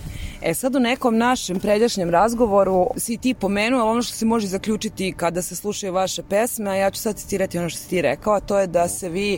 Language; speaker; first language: Serbian; native; Serbian